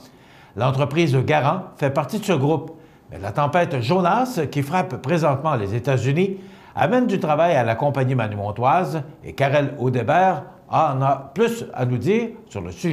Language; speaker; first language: French; native; French